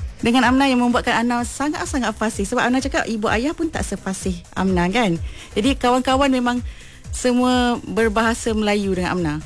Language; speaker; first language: Malay; native; Malay